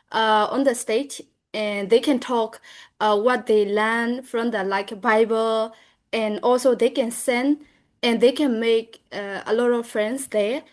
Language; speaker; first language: English; non-native, learner; Burmese